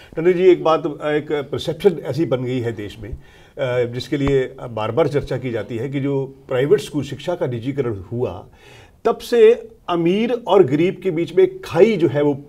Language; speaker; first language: Hindi; native; Hindi